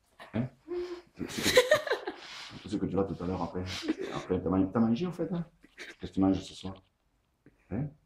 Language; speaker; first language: French; native; French